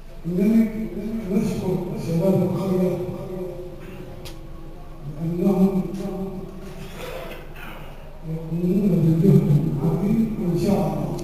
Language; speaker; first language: Arabic; native; Arabic